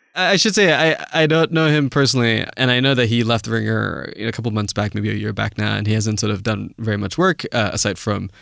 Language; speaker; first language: English; non-native, local second language; Chinese